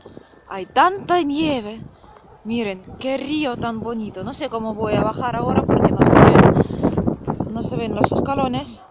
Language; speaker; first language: Spanish; non-native, fluent; Russian